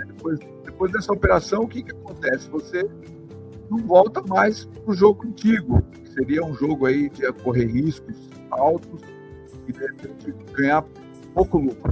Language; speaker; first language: Portuguese; native; Portuguese